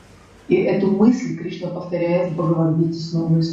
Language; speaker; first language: Russian; native; Russian